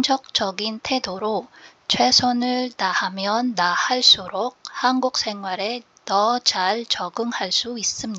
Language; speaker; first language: Korean; non-native, learner; Filipino